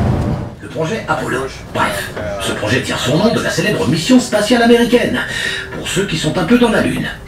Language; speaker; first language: French; native; French